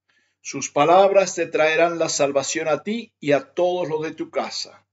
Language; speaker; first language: Spanish; native; Spanish